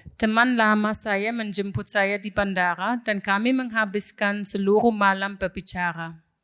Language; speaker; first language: Indonesian; non-native, fluent; German